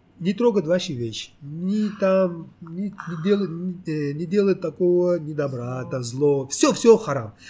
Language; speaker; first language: Russian; non-native, local second language; Tajik